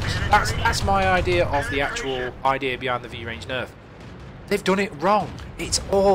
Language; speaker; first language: English; native; English